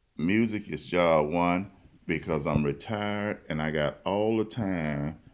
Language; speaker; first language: English; native; English